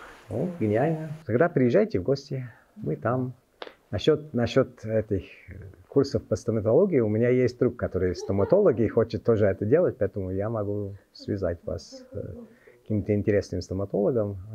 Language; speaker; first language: Russian; non-native, fluent; English